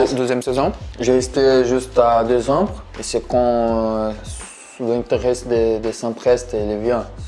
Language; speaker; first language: French; non-native, learner; Portuguese